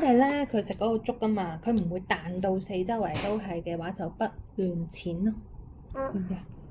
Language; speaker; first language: Chinese; non-native, local second language; Cantonese